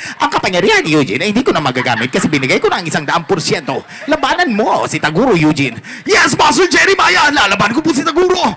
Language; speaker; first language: Filipino; non-native, local second language; Cebuano